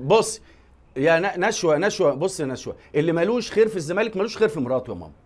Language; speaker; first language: Arabic; native; Arabic